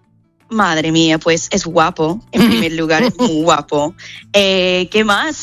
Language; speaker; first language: Spanish; non-native, fluent; English